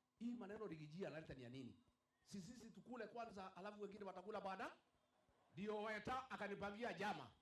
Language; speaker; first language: Swahili; non-native, local second language; Kikuyu